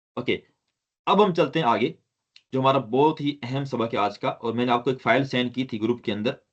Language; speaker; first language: Urdu; non-native, local second language; Sindhi